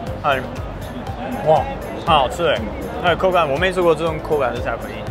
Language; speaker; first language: Chinese; non-native, fluent; French